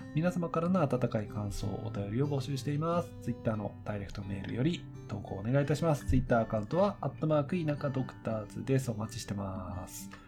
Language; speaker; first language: Japanese; native; Japanese